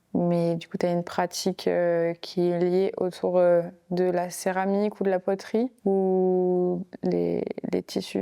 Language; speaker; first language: French; native; French